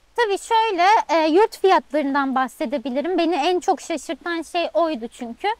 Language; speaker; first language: Turkish; native; Turkish